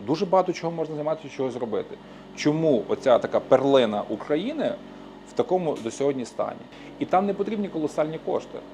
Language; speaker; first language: Ukrainian; native; Ukrainian